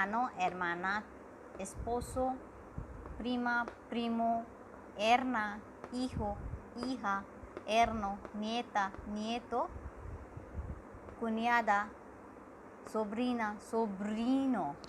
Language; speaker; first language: Spanish; non-native, learner; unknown